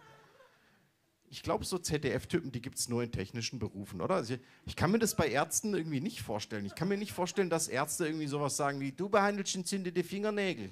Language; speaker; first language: German; native; German